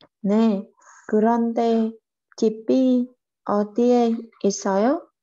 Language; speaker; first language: Korean; non-native, learner; Vietnamese